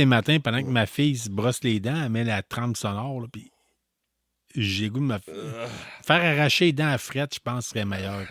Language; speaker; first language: French; native; French